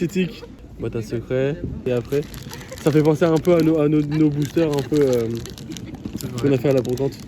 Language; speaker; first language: French; native; French